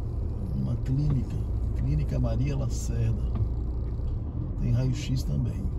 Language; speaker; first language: Portuguese; native; Portuguese